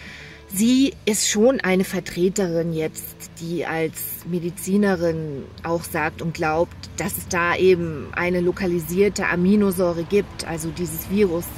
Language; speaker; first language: German; native; German